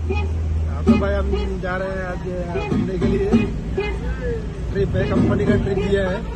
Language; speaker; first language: Hindi; non-native, learner; Nepali